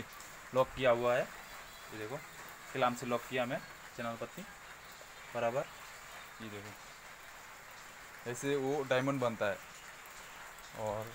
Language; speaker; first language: Hindi; non-native, local second language; Malayalam